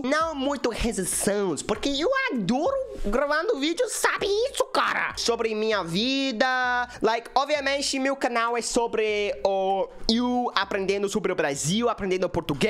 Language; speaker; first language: Portuguese; non-native, learner; English